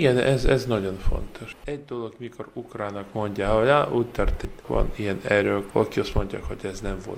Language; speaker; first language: Hungarian; non-native, learner; Ukrainian